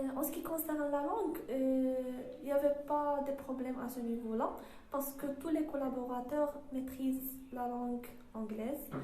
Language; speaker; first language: French; non-native, local second language; Arabic